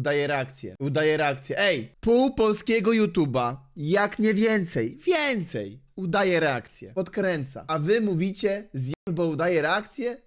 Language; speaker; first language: Polish; native; Polish